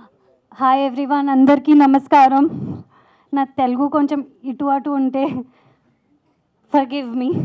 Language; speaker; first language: Telugu; non-native, fluent; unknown